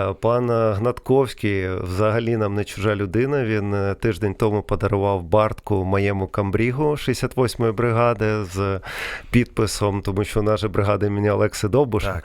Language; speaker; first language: Ukrainian; non-native, local second language; Russian